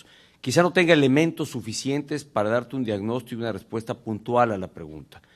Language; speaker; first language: Spanish; native; Spanish